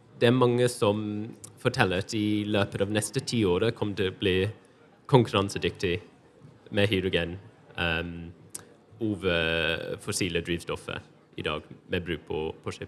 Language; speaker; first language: Norwegian; non-native, fluent; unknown